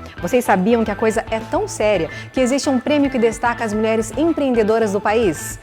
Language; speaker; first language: Portuguese; native; Portuguese